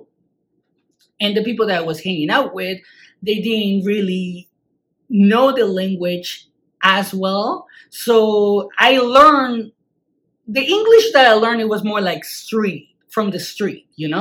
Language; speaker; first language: English; non-native, fluent; Spanish